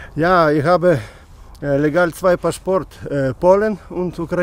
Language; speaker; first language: German; non-native, learner; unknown